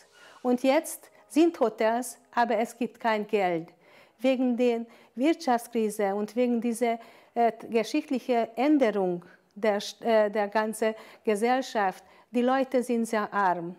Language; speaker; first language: German; non-native, fluent; Hungarian